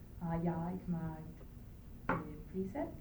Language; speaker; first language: German; non-native, learner; English